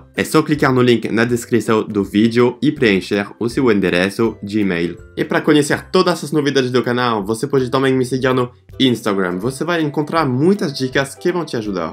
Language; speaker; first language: Portuguese; non-native, fluent; French